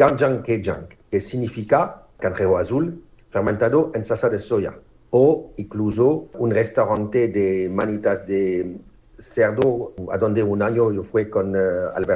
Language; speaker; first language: Spanish; non-native, fluent; French